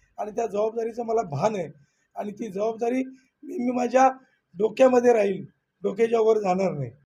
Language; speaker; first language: Marathi; native; Marathi